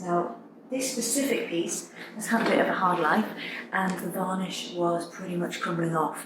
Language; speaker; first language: English; native; English